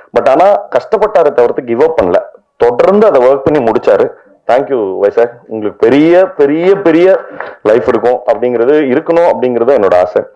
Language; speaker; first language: Tamil; native; Tamil